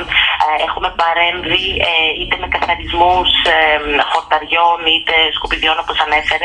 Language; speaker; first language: Greek; native; Greek